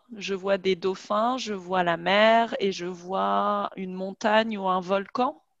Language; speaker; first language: French; native; French